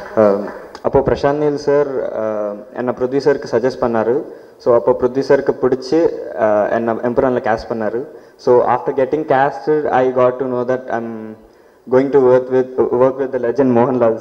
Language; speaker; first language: Tamil; non-native, learner; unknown